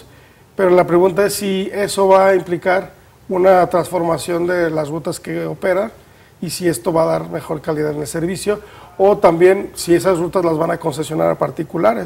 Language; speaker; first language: Spanish; native; Spanish